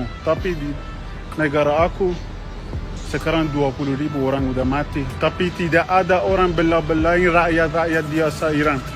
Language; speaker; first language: Indonesian; non-native, learner; Persian